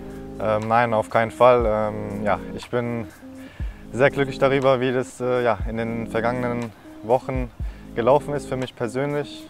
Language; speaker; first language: German; non-native, fluent; Japanese